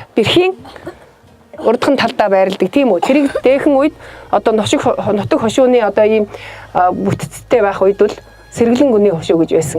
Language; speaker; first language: Mongolian; native; Mongolian